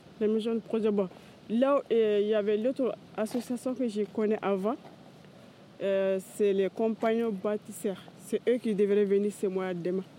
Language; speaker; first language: French; non-native, learner; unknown